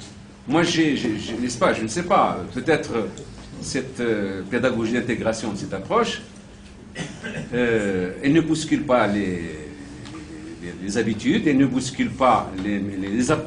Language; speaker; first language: French; non-native, local second language; Arabic